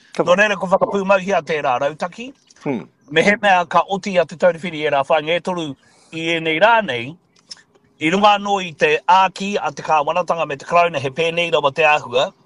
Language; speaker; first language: Māori; non-native, local second language; English